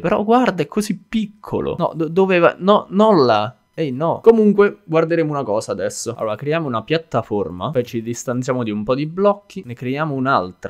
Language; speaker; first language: Italian; native; Italian